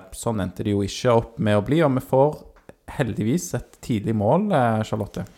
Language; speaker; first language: Norwegian; native; Norwegian